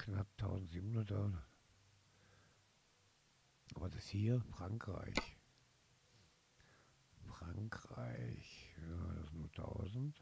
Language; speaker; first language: German; native; German